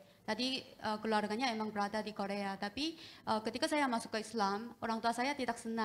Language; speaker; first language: Indonesian; non-native, fluent; Korean